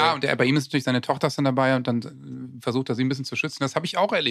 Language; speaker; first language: German; native; German